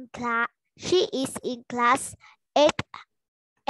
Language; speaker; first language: English; non-native, learner; Vietnamese